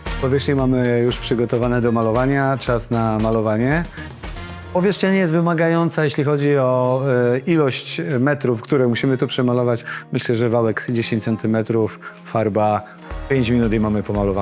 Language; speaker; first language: Polish; native; Polish